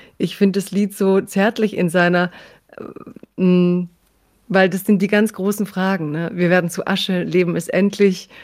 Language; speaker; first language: German; early bilingual, other home language; Croatian